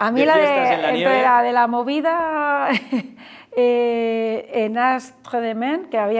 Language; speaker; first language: Spanish; native; Spanish